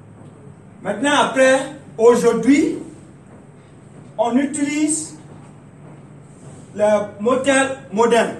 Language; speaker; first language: French; non-native, learner; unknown